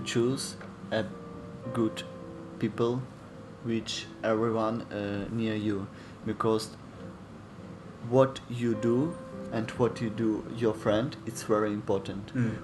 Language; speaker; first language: English; non-native, learner; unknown